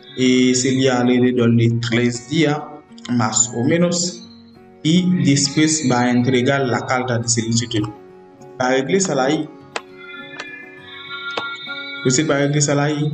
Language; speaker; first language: Spanish; non-native, learner; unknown